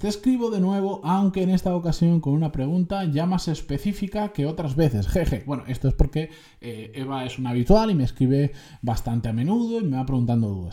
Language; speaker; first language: Spanish; native; Spanish